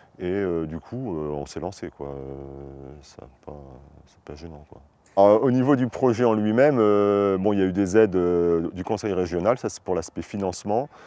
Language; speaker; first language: French; native; French